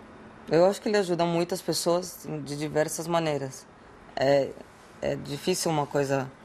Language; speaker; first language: Portuguese; early bilingual, other home language; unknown